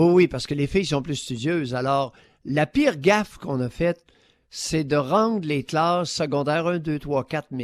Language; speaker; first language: French; native; French